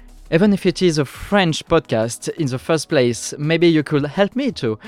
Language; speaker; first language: English; non-native, fluent; French